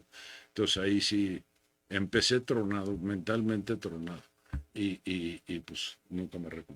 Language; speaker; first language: Spanish; native; Spanish